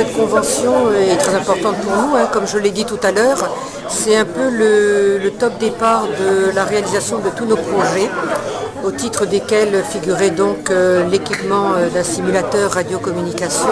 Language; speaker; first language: French; native; French